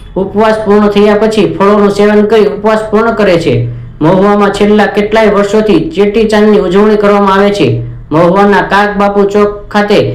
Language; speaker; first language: Gujarati; native; Gujarati